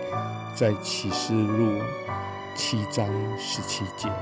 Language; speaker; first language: Chinese; native; Chinese